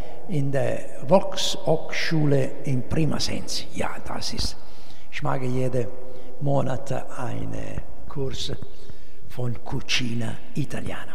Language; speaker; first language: German; non-native, learner; Italian